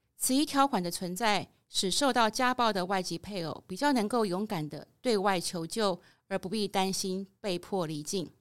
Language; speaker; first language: Chinese; native; Chinese